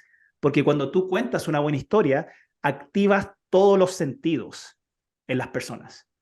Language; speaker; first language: Spanish; native; Spanish